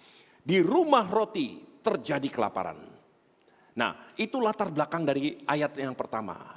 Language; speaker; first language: Indonesian; native; Indonesian